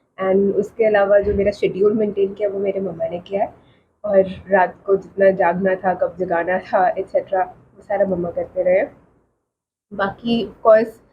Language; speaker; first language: Hindi; non-native, local second language; Punjabi